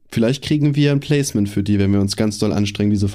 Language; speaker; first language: German; native; German